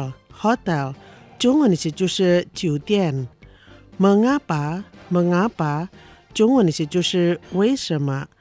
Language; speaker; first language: Chinese; non-native, fluent; Indonesian